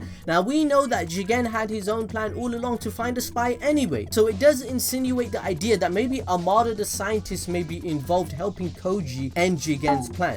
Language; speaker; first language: English; native; English